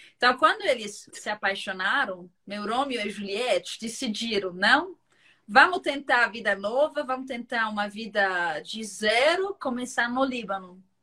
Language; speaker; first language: Portuguese; non-native, fluent; Arabic